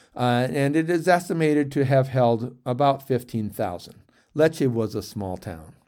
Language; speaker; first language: English; native; English